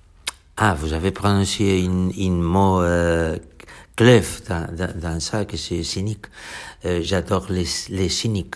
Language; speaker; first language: French; non-native, fluent; Catalan